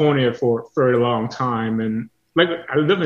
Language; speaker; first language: English; non-native, local second language; Cantonese